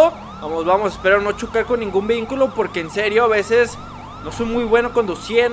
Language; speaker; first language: Spanish; native; Spanish